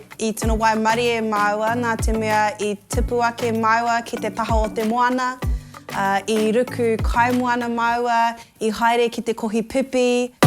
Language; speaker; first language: Māori; non-native, local second language; English